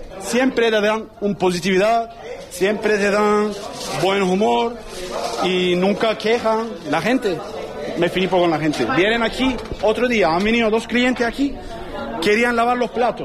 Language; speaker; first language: Spanish; non-native, learner; Turkish